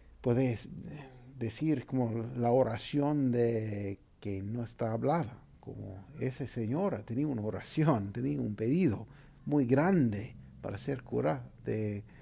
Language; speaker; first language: Spanish; non-native, fluent; English